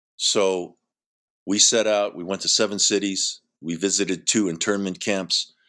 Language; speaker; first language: English; native; English